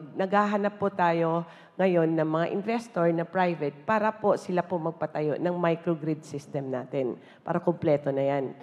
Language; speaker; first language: Filipino; non-native, local second language; Hiligaynon